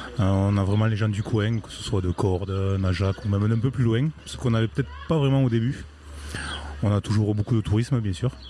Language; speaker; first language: French; native; French